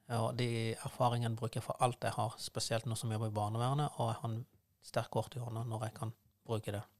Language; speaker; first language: Norwegian; non-native, fluent; Persian